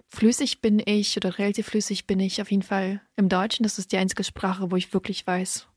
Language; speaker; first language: German; early bilingual, other home language; Russian